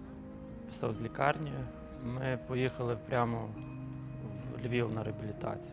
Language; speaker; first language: Ukrainian; native; Ukrainian